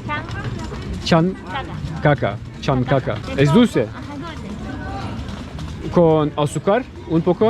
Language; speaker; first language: Spanish; non-native, learner; Turkish